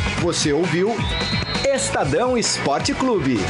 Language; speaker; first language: Portuguese; native; Portuguese